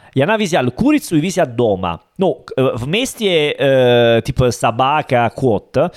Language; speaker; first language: Russian; non-native, learner; Italian